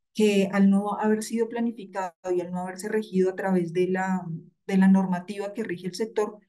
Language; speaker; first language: Spanish; native; Spanish